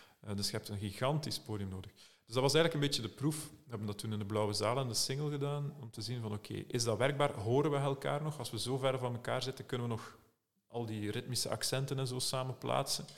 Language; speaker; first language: Dutch; native; Dutch